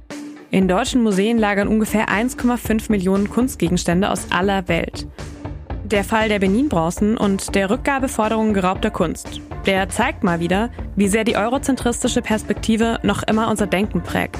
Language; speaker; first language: German; native; German